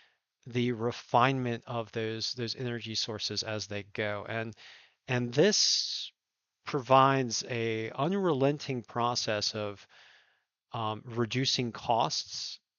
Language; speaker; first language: English; native; English